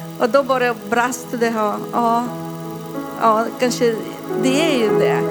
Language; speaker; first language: Swedish; non-native, fluent; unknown